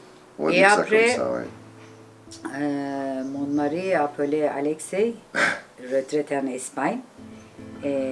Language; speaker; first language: French; non-native, learner; Turkish